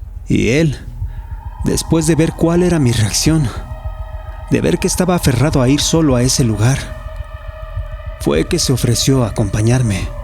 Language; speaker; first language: Spanish; native; Spanish